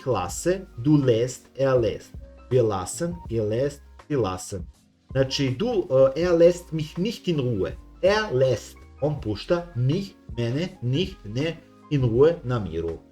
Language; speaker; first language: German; non-native, fluent; Serbian